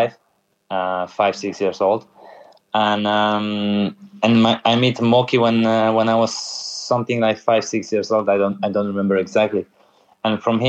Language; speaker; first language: English; non-native, fluent; Polish